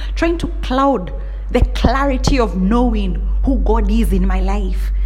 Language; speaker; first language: English; non-native, local second language; Kikuyu